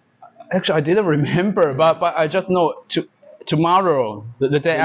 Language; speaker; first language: English; non-native, learner; Chinese